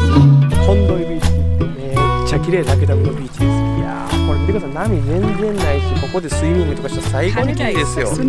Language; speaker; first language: Japanese; native; Japanese